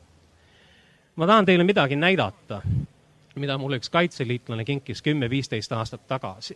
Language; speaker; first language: Estonian; early bilingual, heritage; Estonian